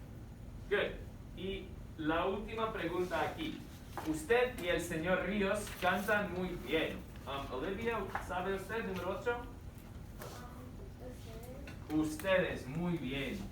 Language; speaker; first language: Spanish; non-native, fluent; English